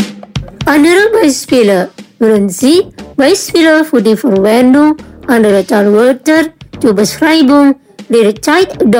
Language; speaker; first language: German; non-native, fluent; Indonesian